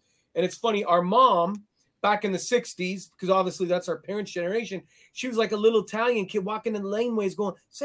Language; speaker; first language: English; native; English